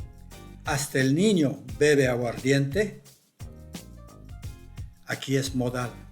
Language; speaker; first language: Spanish; non-native, local second language; Quechua